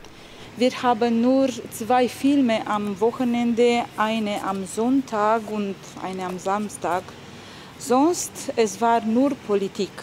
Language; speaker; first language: German; non-native, learner; Romanian